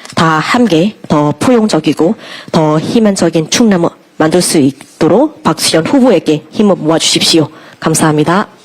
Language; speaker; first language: Korean; non-native, fluent; Burmese